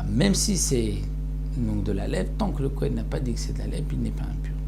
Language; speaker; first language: French; native; French